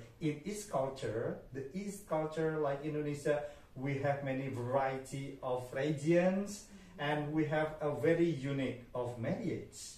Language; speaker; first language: English; non-native, fluent; Indonesian